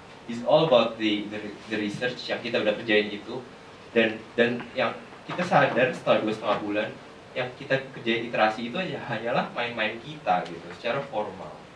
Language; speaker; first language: Indonesian; native; Indonesian